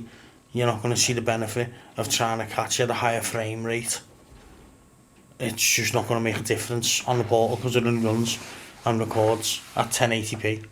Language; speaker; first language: English; native; English